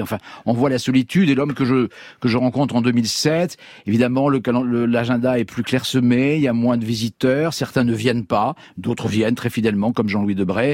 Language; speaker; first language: French; native; French